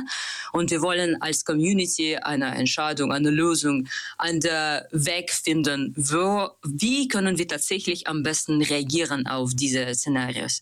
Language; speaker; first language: German; non-native, learner; Russian